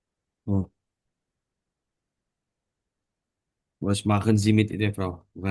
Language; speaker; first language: German; non-native, learner; Indonesian